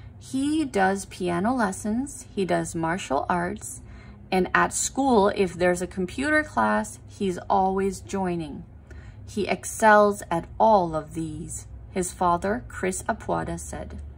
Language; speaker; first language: English; non-native, fluent; Thai